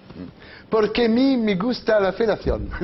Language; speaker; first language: Spanish; non-native, learner; French